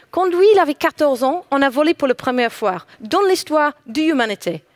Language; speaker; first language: French; non-native, fluent; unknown